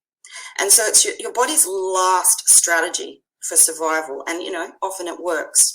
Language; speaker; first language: English; native; English